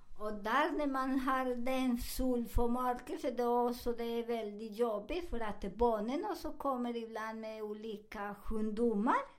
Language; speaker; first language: Swedish; non-native, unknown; Spanish